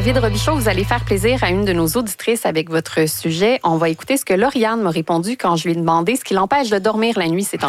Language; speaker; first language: French; native; French